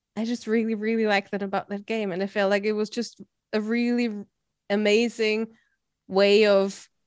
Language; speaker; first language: English; non-native, fluent; German